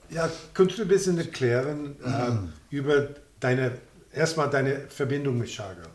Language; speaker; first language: German; non-native, fluent; English